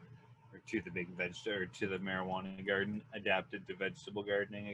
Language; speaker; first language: English; native; English